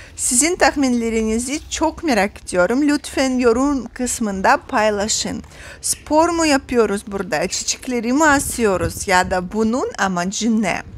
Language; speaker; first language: Turkish; non-native, fluent; Russian